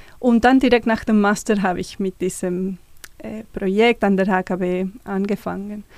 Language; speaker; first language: German; non-native, fluent; Spanish